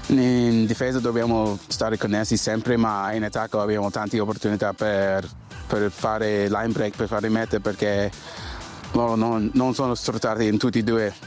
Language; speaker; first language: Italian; non-native, fluent; English